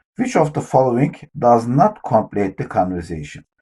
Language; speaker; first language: English; non-native, fluent; Turkish